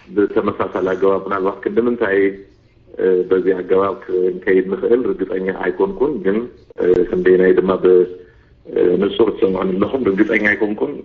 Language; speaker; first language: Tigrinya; native; Tigrinya